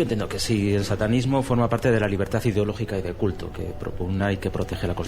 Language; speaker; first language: Spanish; native; Spanish